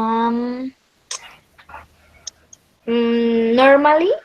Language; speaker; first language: English; non-native, learner; Spanish